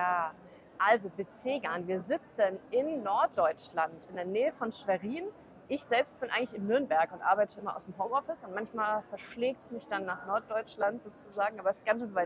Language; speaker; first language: German; native; German